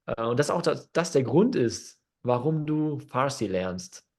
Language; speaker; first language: German; native; German